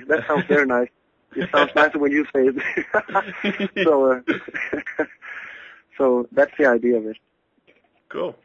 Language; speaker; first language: English; non-native, fluent; Danish